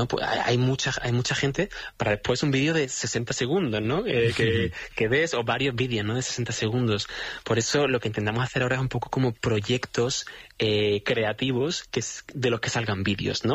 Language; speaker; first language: Spanish; native; Spanish